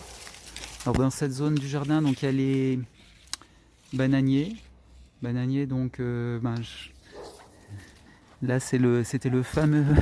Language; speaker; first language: French; native; French